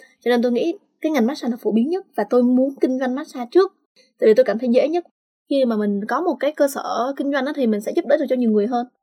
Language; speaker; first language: Vietnamese; native; Vietnamese